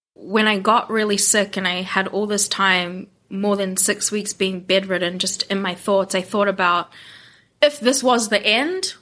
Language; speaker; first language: English; non-native, local second language; Japanese